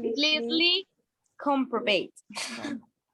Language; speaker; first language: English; non-native, learner; Spanish